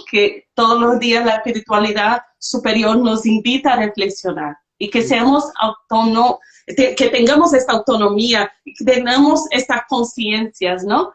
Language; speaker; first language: Spanish; non-native, fluent; Portuguese